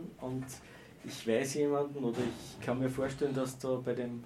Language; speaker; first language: German; native; German